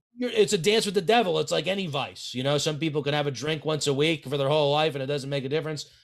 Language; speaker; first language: English; native; English